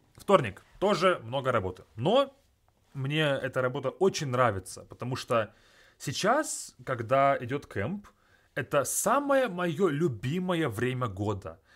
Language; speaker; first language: Russian; native; Russian